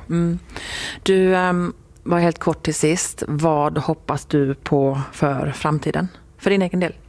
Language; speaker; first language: Swedish; native; Swedish